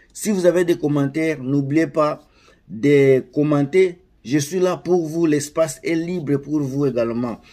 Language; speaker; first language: French; non-native, local second language; Lingala